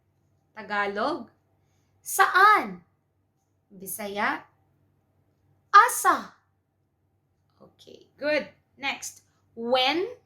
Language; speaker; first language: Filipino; non-native, local second language; Cebuano